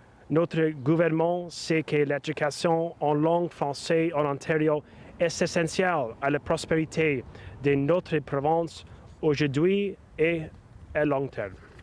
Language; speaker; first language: French; non-native, learner; English